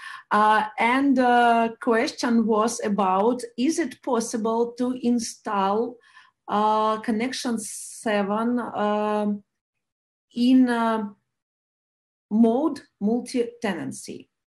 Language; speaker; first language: English; non-native, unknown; Russian